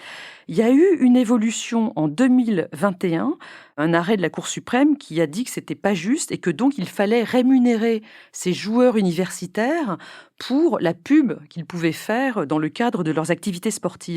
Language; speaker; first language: French; native; French